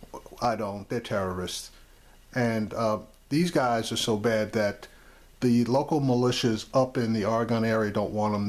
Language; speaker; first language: English; native; English